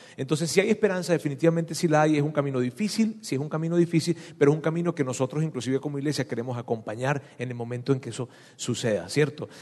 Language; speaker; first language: Spanish; native; Spanish